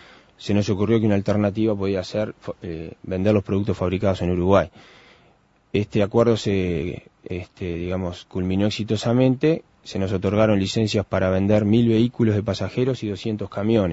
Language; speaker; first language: Spanish; native; Spanish